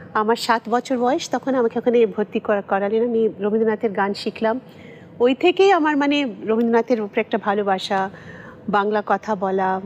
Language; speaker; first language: Bangla; non-native, local second language; Tamil